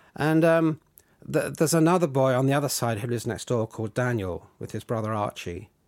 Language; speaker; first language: English; native; English